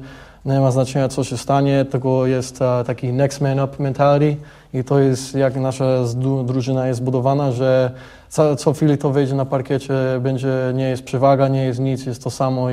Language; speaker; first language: Polish; early bilingual, heritage; English